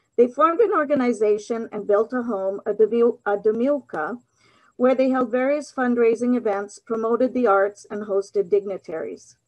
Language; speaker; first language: English; early bilingual, other home language; Ukrainian